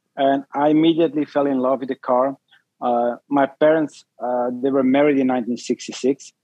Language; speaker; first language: English; non-native, fluent; Dutch